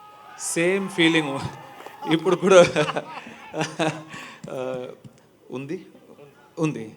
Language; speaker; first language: Telugu; non-native, learner; Tamil